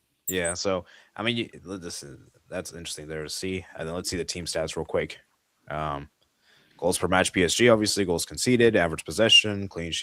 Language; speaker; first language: English; native; English